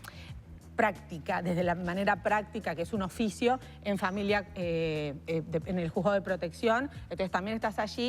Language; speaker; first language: Spanish; native; Spanish